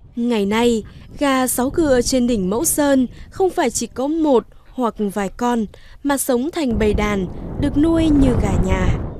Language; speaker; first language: Vietnamese; native; Vietnamese